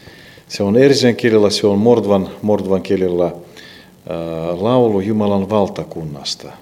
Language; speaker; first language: Finnish; non-native, fluent; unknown